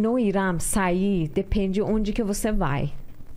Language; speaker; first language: Portuguese; non-native, learner; Persian